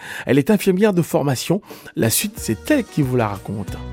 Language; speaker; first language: French; native; French